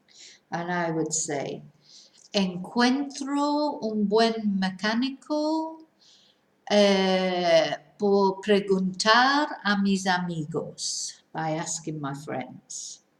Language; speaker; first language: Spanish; non-native, fluent; English